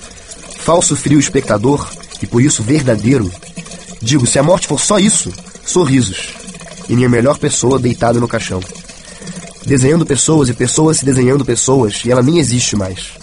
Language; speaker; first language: Portuguese; native; Portuguese